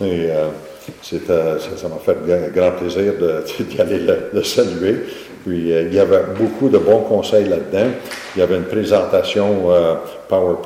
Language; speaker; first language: French; native; French